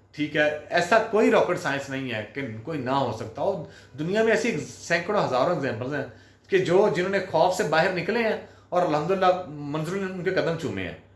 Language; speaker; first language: Urdu; non-native, local second language; Punjabi